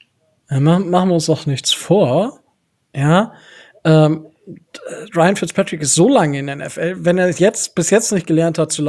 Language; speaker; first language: German; native; German